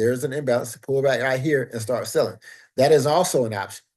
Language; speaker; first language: English; native; English